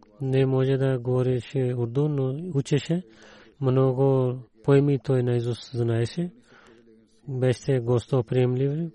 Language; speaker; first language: Bulgarian; non-native, fluent; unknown